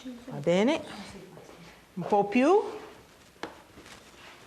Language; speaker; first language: Italian; non-native, learner; English